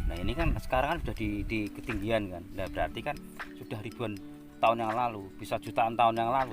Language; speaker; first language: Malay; non-native, local second language; Javanese